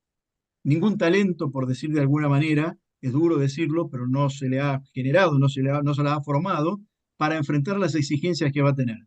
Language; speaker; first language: Spanish; native; Spanish